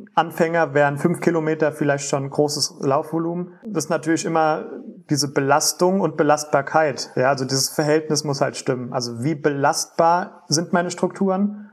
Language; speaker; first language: German; native; German